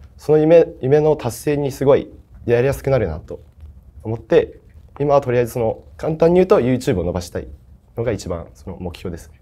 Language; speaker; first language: Japanese; native; Japanese